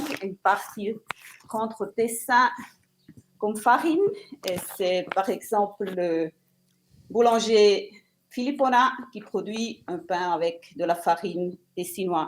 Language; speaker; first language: French; non-native, local second language; Italian